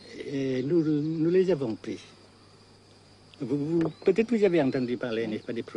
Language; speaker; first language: French; non-native, local second language; Vietnamese